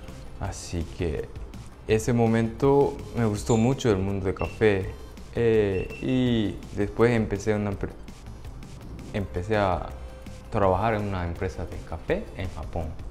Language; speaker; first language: Spanish; non-native, fluent; Japanese